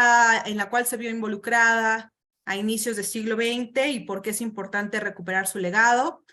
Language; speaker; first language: Spanish; native; Spanish